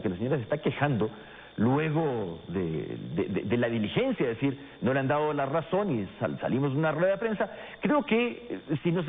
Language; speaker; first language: Spanish; native; Spanish